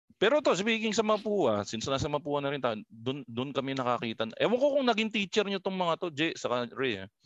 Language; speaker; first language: Filipino; native; Filipino